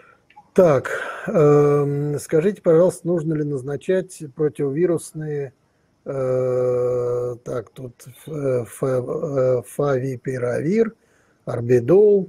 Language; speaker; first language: Russian; native; Russian